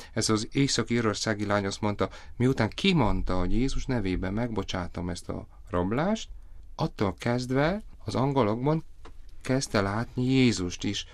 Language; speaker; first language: Hungarian; non-native, fluent; Polish